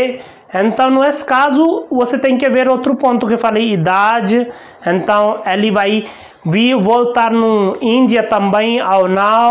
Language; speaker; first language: Portuguese; non-native, learner; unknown